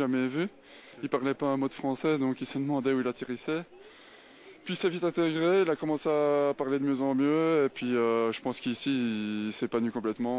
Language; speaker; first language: French; native; French